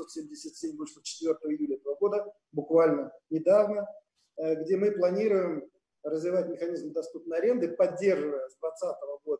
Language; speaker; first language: Russian; native; Russian